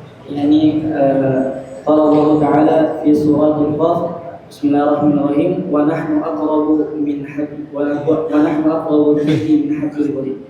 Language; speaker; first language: Arabic; non-native, learner; Indonesian